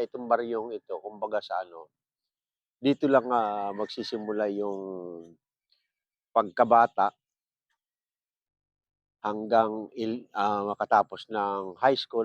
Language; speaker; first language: Filipino; native; Filipino